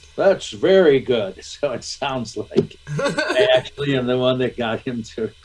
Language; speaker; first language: English; native; English